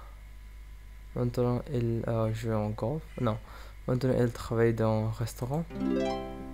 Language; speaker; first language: French; non-native, learner; English